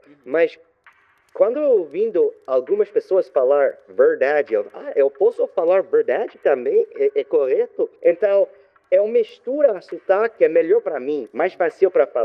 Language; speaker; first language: Portuguese; non-native, learner; French